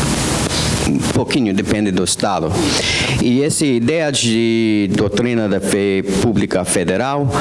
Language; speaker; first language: Portuguese; non-native, fluent; English